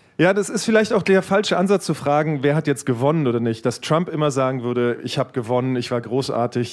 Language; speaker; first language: German; native; German